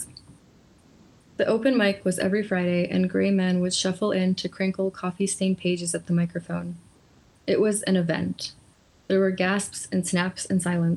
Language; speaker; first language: English; early bilingual, other home language; Polish